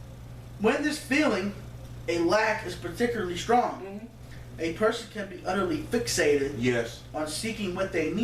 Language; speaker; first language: English; native; English